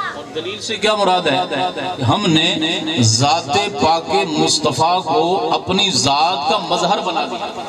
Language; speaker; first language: Urdu; non-native, local second language; Punjabi